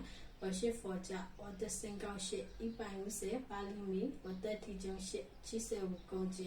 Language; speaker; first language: Chinese; non-native, learner; Burmese